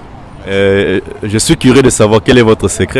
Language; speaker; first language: French; non-native, local second language; Lingala